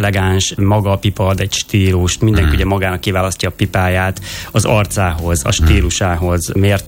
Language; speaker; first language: Hungarian; native; Hungarian